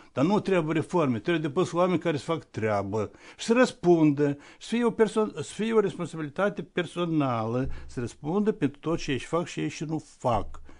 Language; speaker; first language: Romanian; native; Romanian